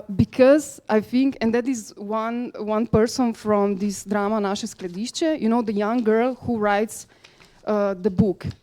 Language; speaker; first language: English; non-native, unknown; Slovenian